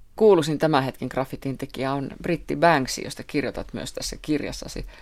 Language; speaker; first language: Finnish; native; Finnish